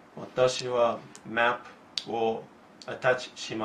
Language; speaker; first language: Japanese; non-native, learner; English